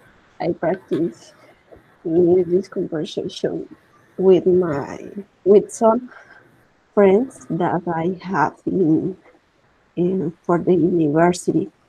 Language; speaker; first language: English; non-native, learner; Spanish